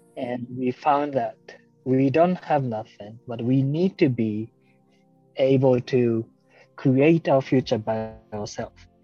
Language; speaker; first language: English; non-native, fluent; Japanese